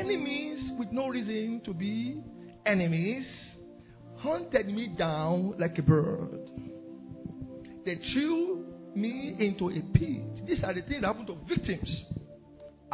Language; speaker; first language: English; non-native, local second language; Yoruba